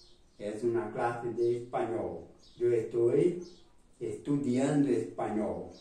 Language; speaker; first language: Spanish; non-native, fluent; Portuguese